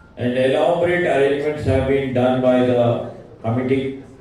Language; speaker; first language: English; non-native, local second language; Telugu